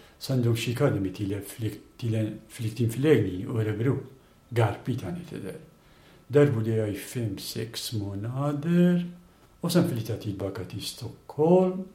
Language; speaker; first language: Swedish; non-native, fluent; Kurdish